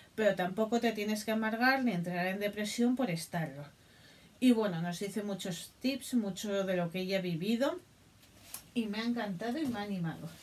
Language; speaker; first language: Spanish; native; Spanish